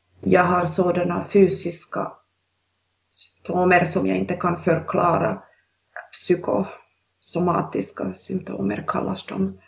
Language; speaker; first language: Swedish; non-native, local second language; Finnish